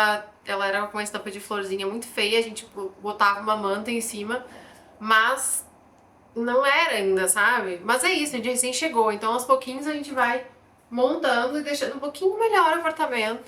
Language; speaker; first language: Portuguese; native; Portuguese